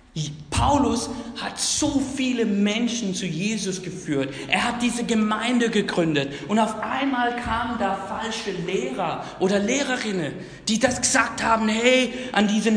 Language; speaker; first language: German; non-native, fluent; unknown